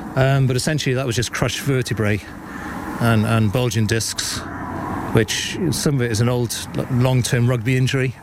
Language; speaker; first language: English; native; English